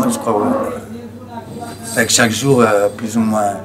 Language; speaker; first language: French; non-native, learner; Spanish